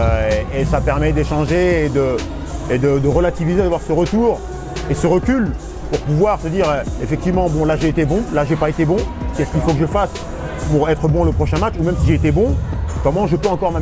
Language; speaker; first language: French; native; French